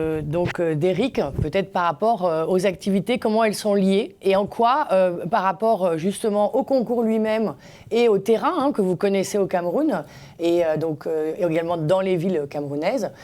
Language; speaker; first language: French; native; French